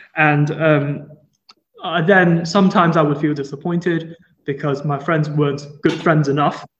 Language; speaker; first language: English; non-native, local second language; Cantonese